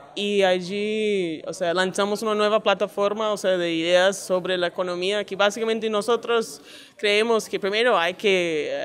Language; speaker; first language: Spanish; non-native, fluent; English